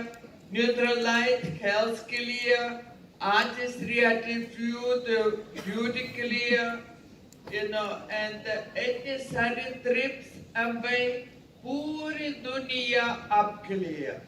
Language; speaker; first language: Hindi; non-native, learner; Ukrainian